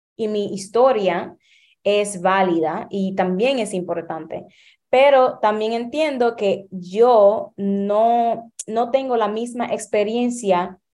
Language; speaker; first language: Spanish; early bilingual, heritage; Spanish